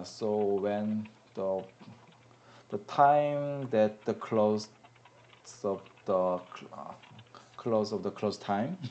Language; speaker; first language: English; non-native, learner; Korean